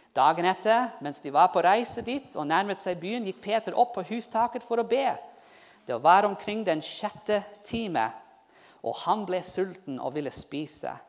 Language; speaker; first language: Norwegian; non-native, fluent; English